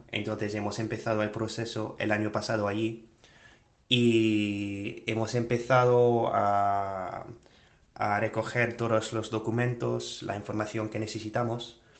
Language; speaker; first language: Spanish; non-native, fluent; English